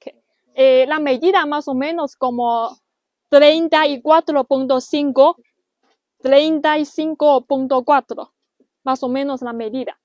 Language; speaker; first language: Spanish; non-native, learner; Chinese